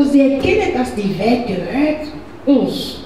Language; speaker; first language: German; non-native, learner; French